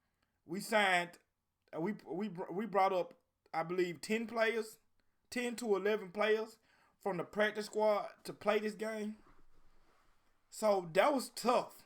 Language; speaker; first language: English; native; English